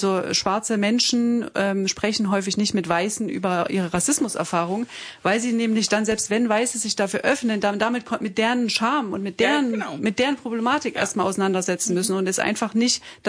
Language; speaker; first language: German; native; German